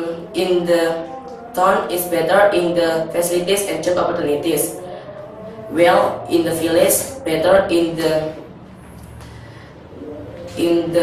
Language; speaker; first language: English; non-native, learner; Indonesian